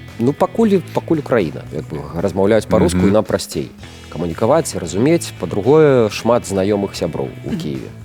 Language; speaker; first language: Belarusian; non-native, local second language; Russian